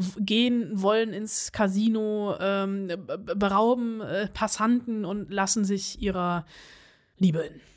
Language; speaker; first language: German; native; German